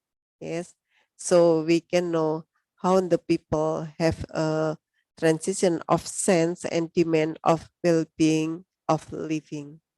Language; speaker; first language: English; non-native, learner; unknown